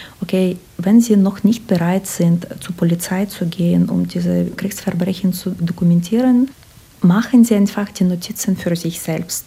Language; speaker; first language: German; non-native, fluent; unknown